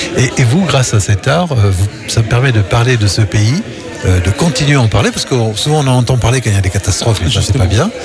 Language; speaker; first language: French; native; French